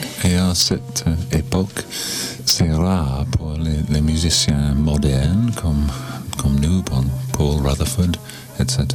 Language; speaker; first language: French; non-native, learner; English